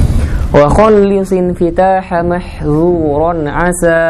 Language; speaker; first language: Arabic; non-native, fluent; Indonesian